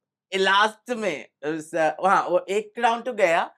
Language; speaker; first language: Hindi; non-native, local second language; Assamese